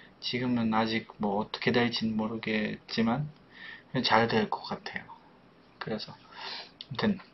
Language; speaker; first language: Korean; non-native, fluent; Polish